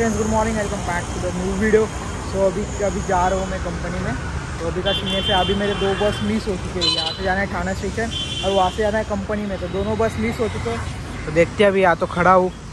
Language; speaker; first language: Hindi; non-native, local second language; Marathi